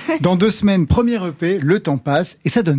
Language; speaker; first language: French; native; French